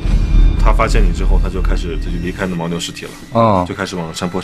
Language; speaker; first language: Chinese; native; Chinese